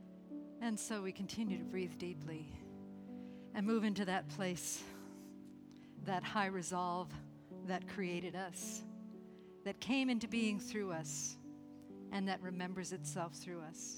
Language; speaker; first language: English; native; English